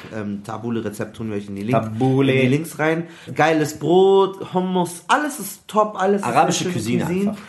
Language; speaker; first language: German; early bilingual, other home language; Arabic